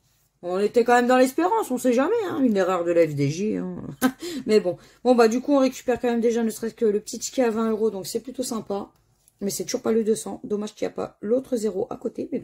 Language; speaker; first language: French; native; French